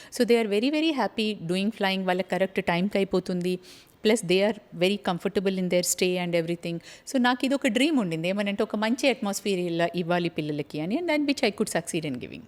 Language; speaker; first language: Telugu; native; Telugu